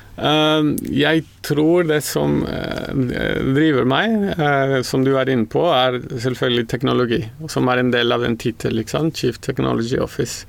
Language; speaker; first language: Norwegian; non-native, fluent; Spanish